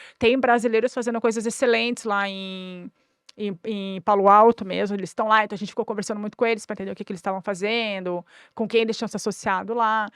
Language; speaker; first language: Portuguese; native; Portuguese